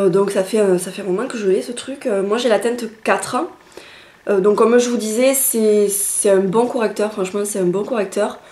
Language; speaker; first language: French; native; French